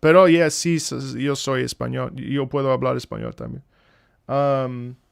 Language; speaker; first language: Spanish; non-native, learner; English